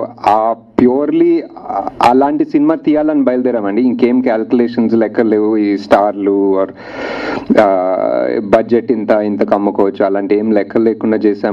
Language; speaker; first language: Telugu; native; Telugu